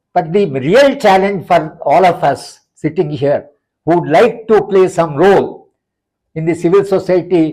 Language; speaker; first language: English; non-native, local second language; Telugu